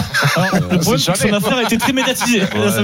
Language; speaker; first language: French; native; French